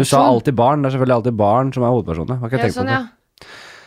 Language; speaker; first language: Norwegian; native; Norwegian